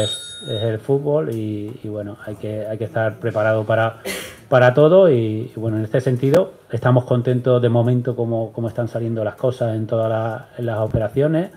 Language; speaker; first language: Spanish; native; Spanish